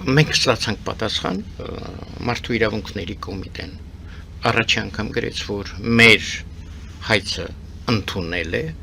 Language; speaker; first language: Armenian; early bilingual, heritage; Armenian